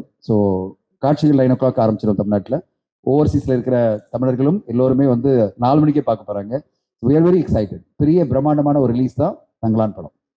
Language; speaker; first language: Tamil; native; Tamil